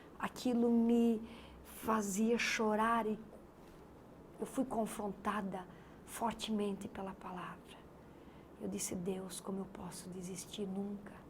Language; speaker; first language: Portuguese; native; Portuguese